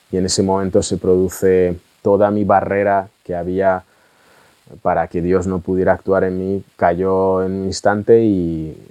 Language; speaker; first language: Spanish; early bilingual, other home language; Russian